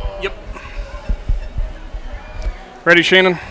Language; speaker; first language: English; native; English